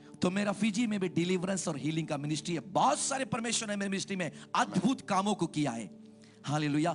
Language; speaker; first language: Hindi; native; Hindi